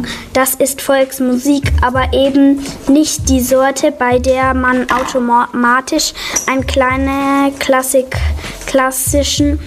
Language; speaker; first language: German; native; German